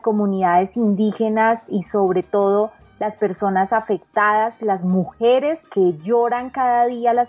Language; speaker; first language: Spanish; native; Spanish